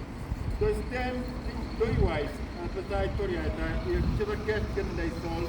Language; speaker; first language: Welsh; non-native, fluent; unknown